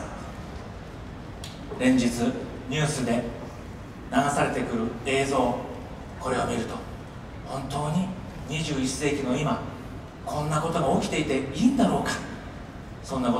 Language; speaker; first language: Japanese; native; Japanese